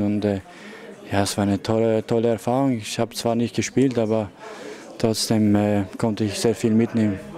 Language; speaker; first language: German; early bilingual, other home language; Albanian